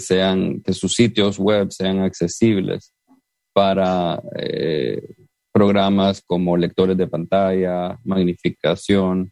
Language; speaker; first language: Spanish; native; Spanish